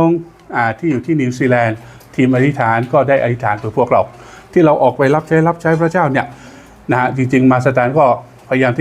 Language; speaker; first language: Thai; native; Thai